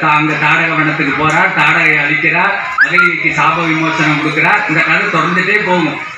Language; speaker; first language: Tamil; non-native, local second language; Telugu